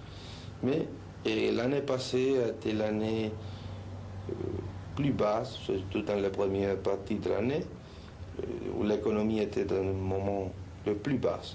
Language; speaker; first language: French; non-native, fluent; Spanish